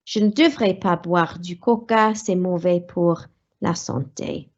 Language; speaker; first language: French; non-native, fluent; English